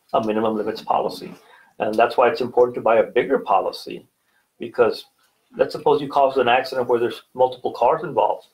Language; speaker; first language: English; native; English